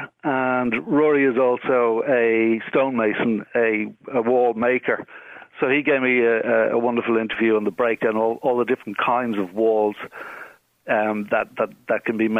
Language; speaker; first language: English; native; English